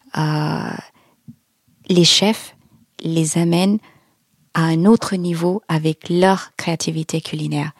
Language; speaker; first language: French; non-native, fluent; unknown